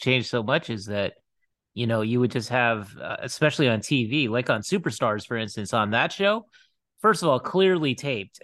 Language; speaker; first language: English; native; English